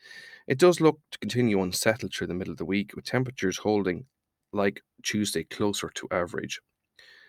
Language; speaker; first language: English; native; English